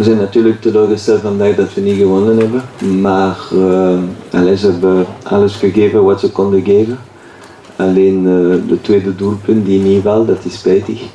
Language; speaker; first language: Dutch; non-native, local second language; French